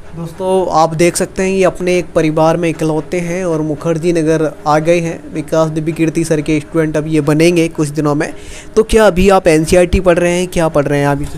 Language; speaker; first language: Hindi; native; Hindi